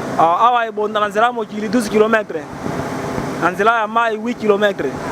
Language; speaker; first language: Lingala; native; Lingala